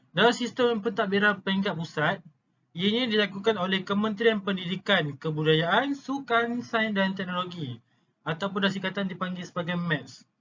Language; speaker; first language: Malay; native; Malay